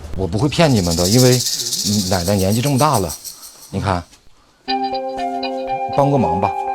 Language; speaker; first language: Chinese; native; Chinese